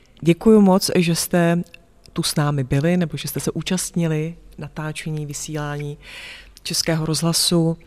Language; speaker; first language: Czech; native; Czech